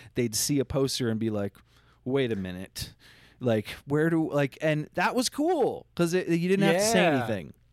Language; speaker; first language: English; native; English